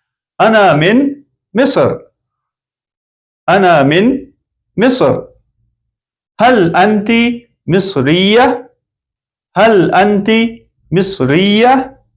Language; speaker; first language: Arabic; non-native, fluent; Persian